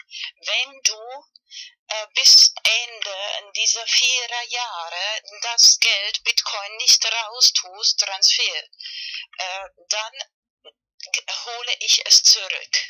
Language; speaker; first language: German; non-native, learner; Spanish